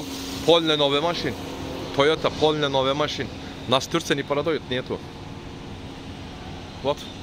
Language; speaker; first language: Russian; non-native, learner; Turkish